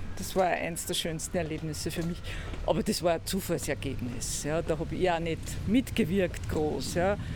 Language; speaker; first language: German; native; German